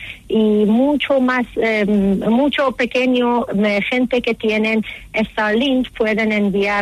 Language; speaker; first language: Spanish; non-native, learner; Persian